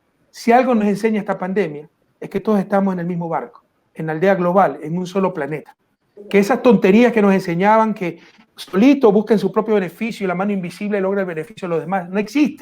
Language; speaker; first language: Spanish; native; Spanish